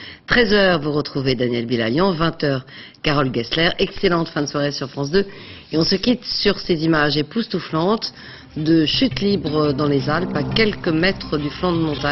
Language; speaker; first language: French; native; French